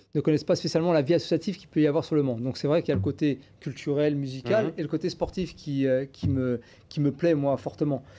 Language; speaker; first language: French; native; French